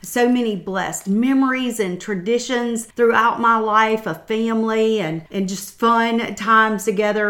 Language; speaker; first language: English; native; English